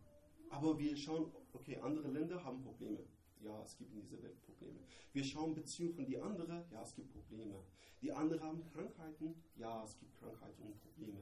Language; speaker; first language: German; non-native, learner; Persian